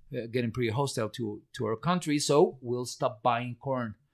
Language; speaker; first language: English; non-native, fluent; Spanish